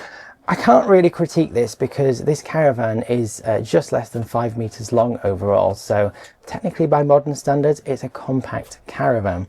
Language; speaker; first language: English; native; English